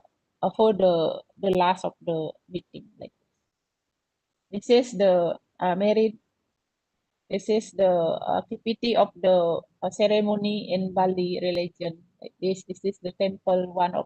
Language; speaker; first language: English; non-native, learner; Indonesian